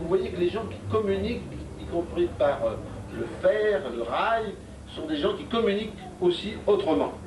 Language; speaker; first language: French; native; French